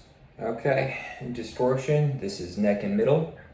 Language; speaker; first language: English; native; English